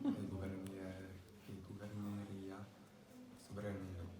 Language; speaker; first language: Spanish; non-native, learner; French